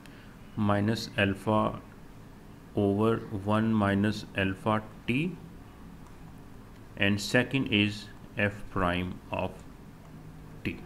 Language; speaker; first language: English; non-native, local second language; Urdu